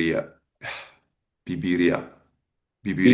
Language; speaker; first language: Spanish; non-native, learner; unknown